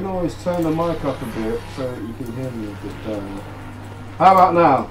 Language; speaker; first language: English; native; English